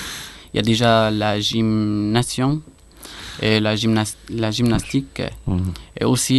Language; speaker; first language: French; non-native, fluent; Arabic